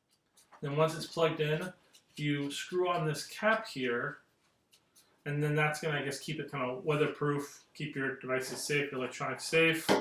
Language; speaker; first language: English; native; English